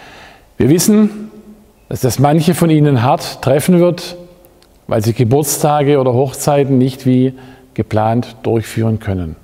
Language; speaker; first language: German; native; German